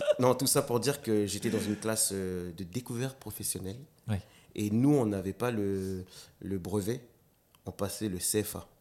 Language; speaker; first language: French; non-native, local second language; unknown